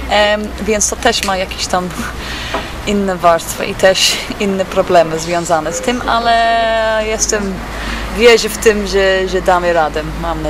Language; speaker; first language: Polish; non-native, fluent; English